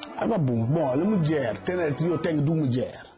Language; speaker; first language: Italian; non-native, learner; Wolof